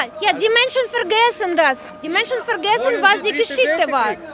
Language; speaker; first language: German; non-native, fluent; Russian